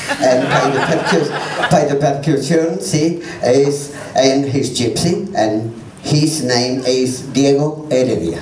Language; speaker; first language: English; non-native, learner; Spanish